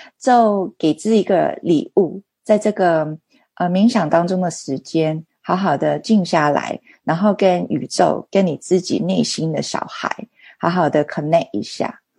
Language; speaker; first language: Chinese; early bilingual, heritage; Chinese